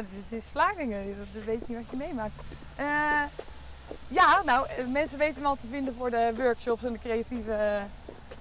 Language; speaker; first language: Dutch; native; Dutch